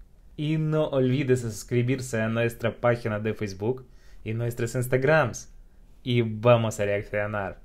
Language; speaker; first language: Spanish; non-native, learner; Russian